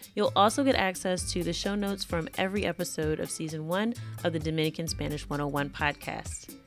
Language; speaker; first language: English; native; English